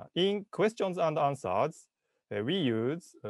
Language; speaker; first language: English; non-native, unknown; Japanese